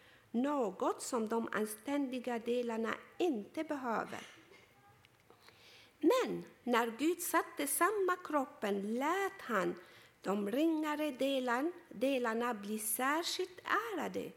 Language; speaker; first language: Swedish; non-native, fluent; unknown